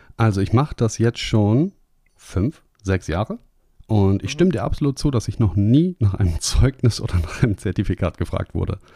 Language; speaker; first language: German; native; German